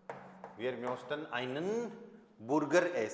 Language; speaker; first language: German; non-native, fluent; Hindi